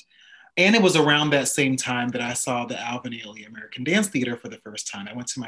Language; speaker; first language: English; native; English